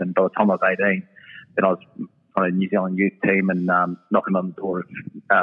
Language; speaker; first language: English; native; English